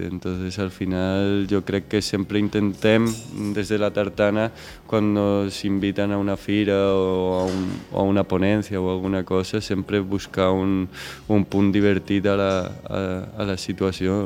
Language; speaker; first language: Catalan; non-native, local second language; Spanish